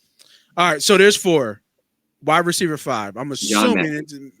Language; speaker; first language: English; native; English